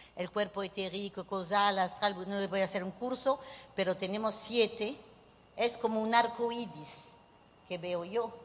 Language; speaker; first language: Spanish; early bilingual, heritage; Spanish